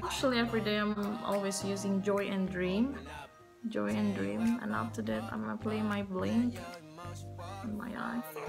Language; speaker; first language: English; non-native, learner; Indonesian